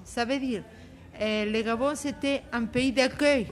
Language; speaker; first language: French; non-native, fluent; Spanish